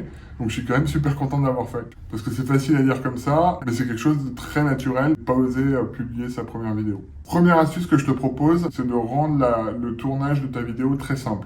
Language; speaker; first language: French; native; French